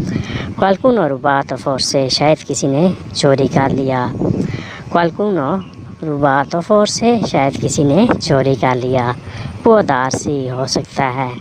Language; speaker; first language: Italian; non-native, learner; Urdu